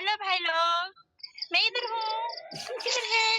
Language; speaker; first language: Hindi; non-native, learner; Bangla